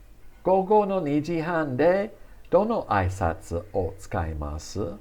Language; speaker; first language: Japanese; non-native, fluent; English